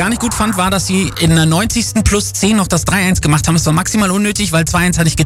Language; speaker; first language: German; native; German